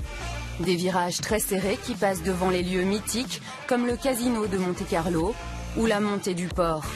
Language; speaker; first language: French; native; French